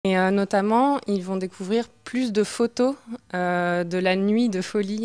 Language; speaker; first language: French; native; French